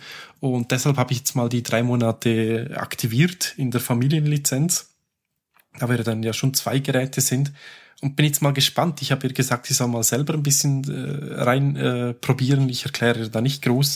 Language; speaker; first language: German; native; German